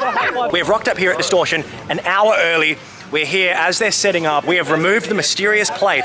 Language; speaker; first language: English; native; English